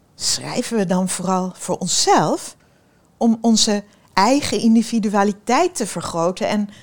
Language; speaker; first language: Dutch; early bilingual, other home language; Swedish